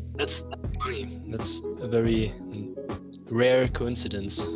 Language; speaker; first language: English; non-native, fluent; German